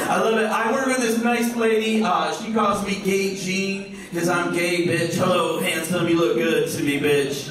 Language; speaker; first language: English; native; English